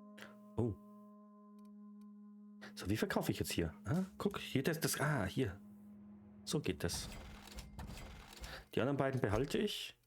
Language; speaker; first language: German; native; German